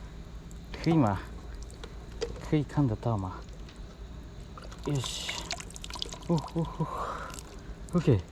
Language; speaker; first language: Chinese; non-native, learner; Japanese